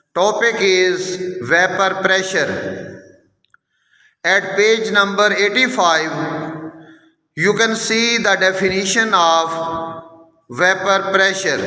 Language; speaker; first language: English; non-native, local second language; Urdu